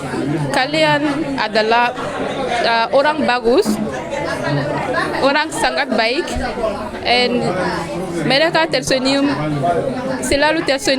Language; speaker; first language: Indonesian; non-native, learner; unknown